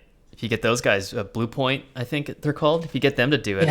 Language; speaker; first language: English; native; English